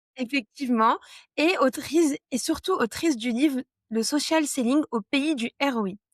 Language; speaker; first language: French; early bilingual, other home language; Arabic